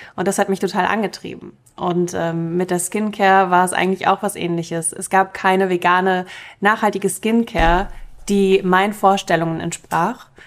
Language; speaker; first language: German; early bilingual, other home language; Russian